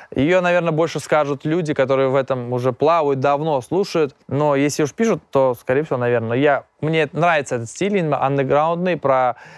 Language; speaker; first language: Russian; non-native, local second language; Tatar